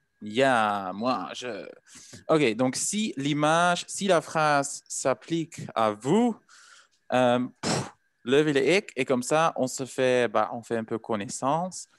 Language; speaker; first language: French; non-native, fluent; Dutch